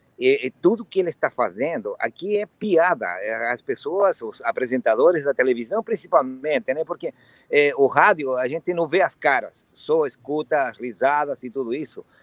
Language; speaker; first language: Portuguese; non-native, fluent; Spanish